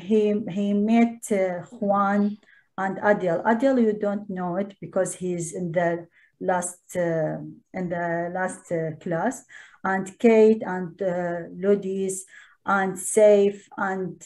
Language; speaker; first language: English; non-native, learner; Arabic